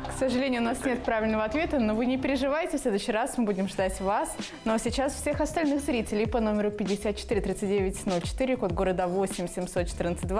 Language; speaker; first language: Russian; native; Russian